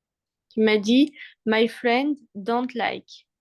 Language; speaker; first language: English; non-native, fluent; French